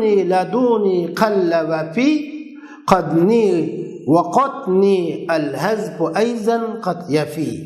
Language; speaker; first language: Arabic; non-native, fluent; Uzbek